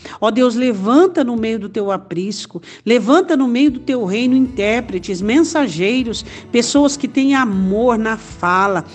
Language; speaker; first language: Portuguese; native; Portuguese